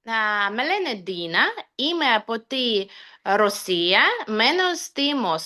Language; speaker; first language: Greek; non-native, learner; Russian